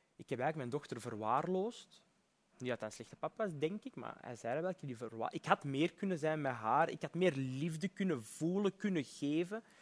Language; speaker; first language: Dutch; early bilingual, other home language; Berber languages